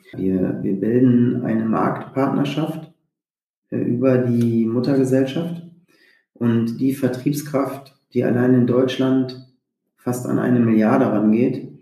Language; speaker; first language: German; native; German